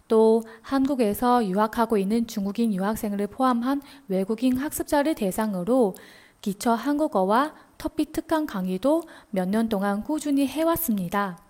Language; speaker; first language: Korean; non-native, fluent; Chinese